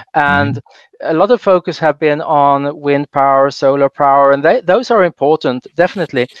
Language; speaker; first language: English; non-native, fluent; Swedish